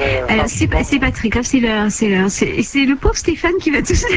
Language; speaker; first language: French; native; French